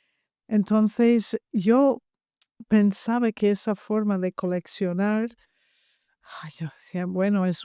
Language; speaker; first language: Spanish; non-native, fluent; English